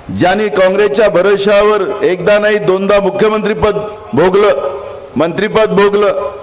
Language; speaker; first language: Marathi; native; Marathi